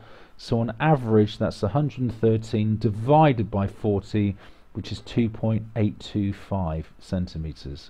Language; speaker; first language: English; native; English